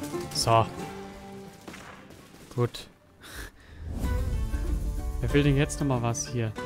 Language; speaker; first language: German; native; German